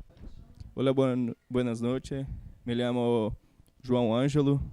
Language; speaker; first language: Spanish; non-native, learner; Portuguese